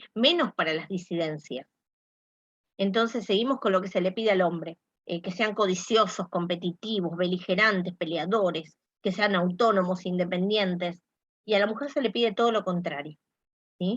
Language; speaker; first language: Spanish; native; Spanish